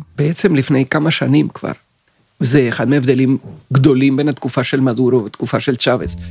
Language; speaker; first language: Hebrew; non-native, fluent; Spanish